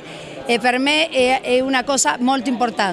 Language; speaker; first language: Italian; non-native, learner; Spanish